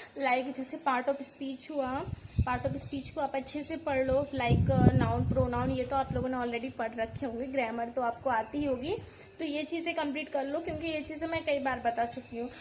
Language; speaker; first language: Hindi; native; Hindi